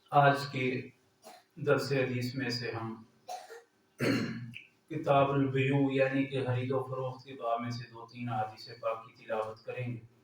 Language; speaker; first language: Urdu; native; Urdu